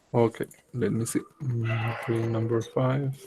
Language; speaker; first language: English; non-native, learner; Spanish